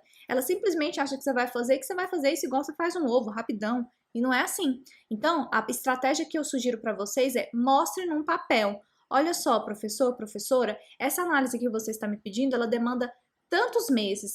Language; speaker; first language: Portuguese; native; Portuguese